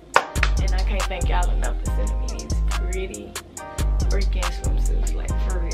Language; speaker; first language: English; native; English